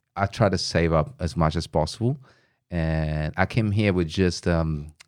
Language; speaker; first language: English; non-native, fluent; Italian